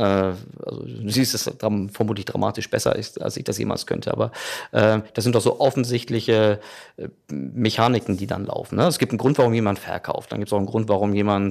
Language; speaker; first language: German; native; German